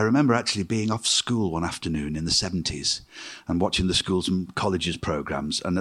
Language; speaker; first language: English; native; English